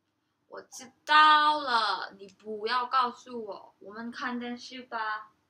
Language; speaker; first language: Chinese; non-native, learner; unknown